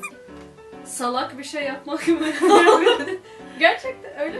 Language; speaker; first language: Turkish; non-native, fluent; Arabic